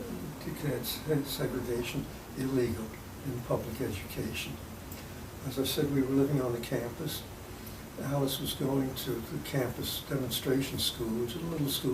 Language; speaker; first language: English; native; English